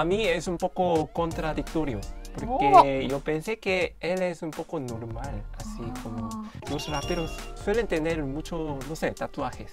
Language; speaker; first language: Spanish; non-native, fluent; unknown